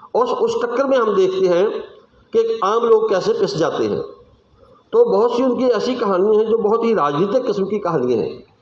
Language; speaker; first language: Hindi; non-native, local second language; Punjabi